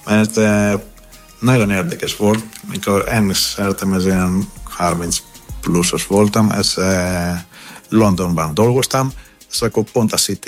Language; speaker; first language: Hungarian; non-native, learner; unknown